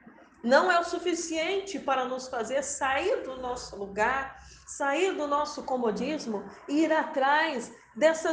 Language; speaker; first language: Portuguese; native; Portuguese